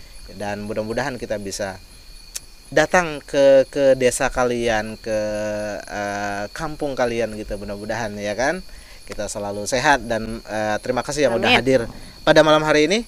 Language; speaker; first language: Indonesian; native; Indonesian